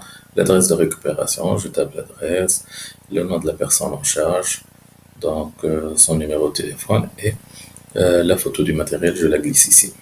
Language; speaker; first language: French; non-native, local second language; Arabic